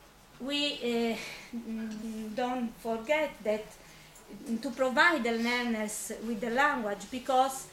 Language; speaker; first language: English; non-native, fluent; Italian